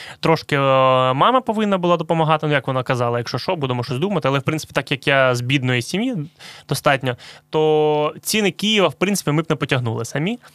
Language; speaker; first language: Ukrainian; non-native, local second language; Russian